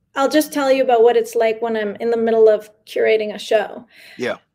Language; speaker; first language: English; early bilingual, other home language; Spanish